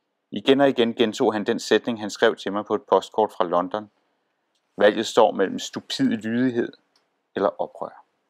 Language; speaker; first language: Danish; native; Danish